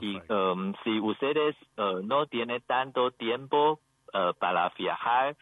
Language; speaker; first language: Spanish; non-native, learner; Chinese